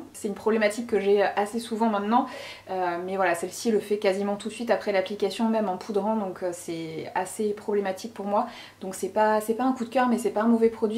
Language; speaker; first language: French; native; French